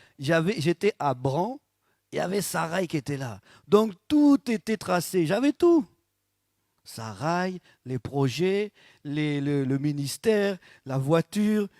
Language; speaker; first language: French; native; French